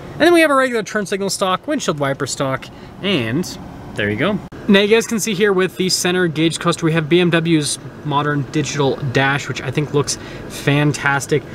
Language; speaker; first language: English; native; English